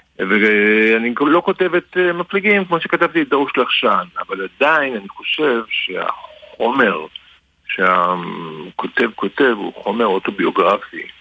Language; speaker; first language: Hebrew; native; Hebrew